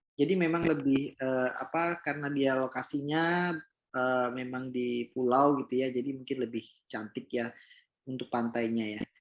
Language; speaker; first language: Indonesian; native; Indonesian